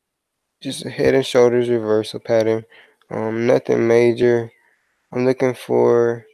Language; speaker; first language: English; native; English